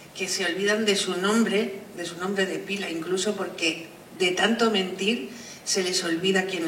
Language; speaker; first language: Spanish; native; Spanish